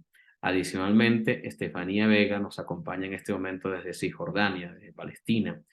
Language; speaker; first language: Spanish; native; Spanish